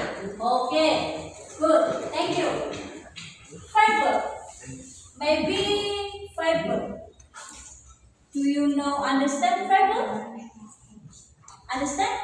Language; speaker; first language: English; non-native, learner; Indonesian